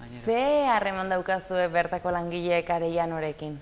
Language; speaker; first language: Basque; native; Basque